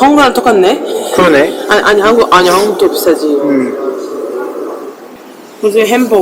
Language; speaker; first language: Korean; non-native, learner; Uzbek